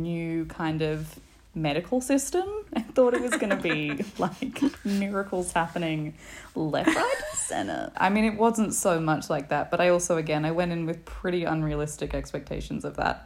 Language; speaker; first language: English; native; English